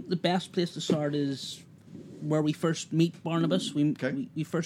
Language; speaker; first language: English; native; English